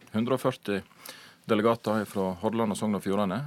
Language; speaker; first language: Norwegian; native; Norwegian